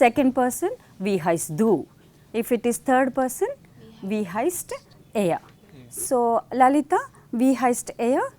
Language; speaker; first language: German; non-native, fluent; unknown